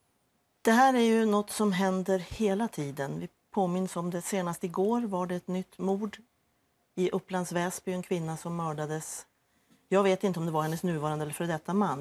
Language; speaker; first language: Swedish; native; Swedish